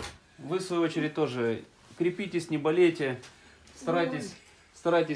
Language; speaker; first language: Russian; native; Russian